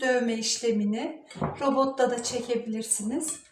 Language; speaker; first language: Turkish; native; Turkish